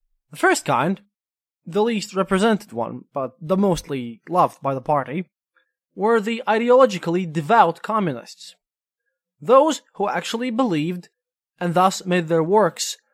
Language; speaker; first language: English; non-native, fluent; Russian